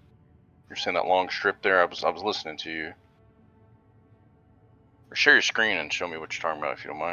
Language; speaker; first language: English; native; English